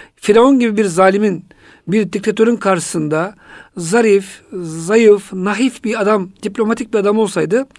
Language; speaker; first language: Turkish; native; Turkish